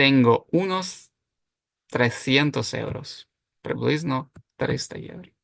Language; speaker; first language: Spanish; non-native, fluent; Ukrainian